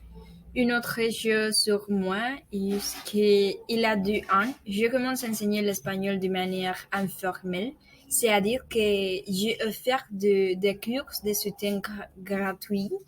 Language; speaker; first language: French; non-native, learner; Spanish